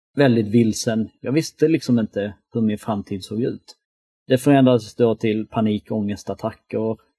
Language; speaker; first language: Swedish; early bilingual, other home language; Albanian